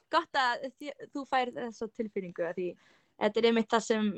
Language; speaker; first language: Icelandic; early bilingual, other home language; Portuguese